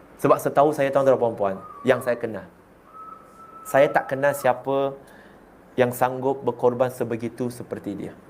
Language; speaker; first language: Malay; non-native, local second language; Chinese